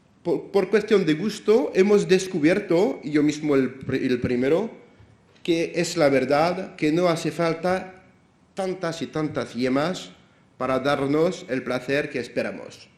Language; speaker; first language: Spanish; non-native, fluent; French